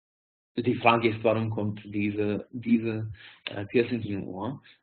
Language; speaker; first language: German; non-native, fluent; Hungarian